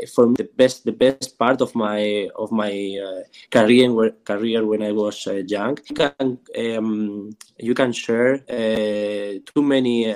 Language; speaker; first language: English; non-native, learner; Spanish